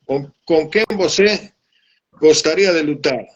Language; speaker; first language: Portuguese; non-native, learner; Spanish